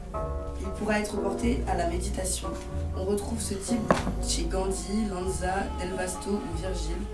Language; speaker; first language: French; native; French